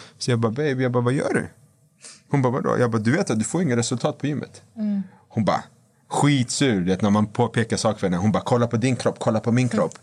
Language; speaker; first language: Swedish; native; Swedish